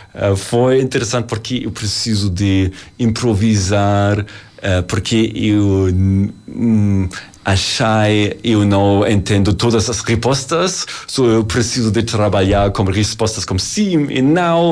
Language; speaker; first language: Portuguese; non-native, learner; German